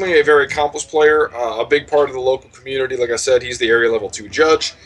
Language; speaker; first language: English; native; English